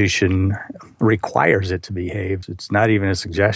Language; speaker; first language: English; native; English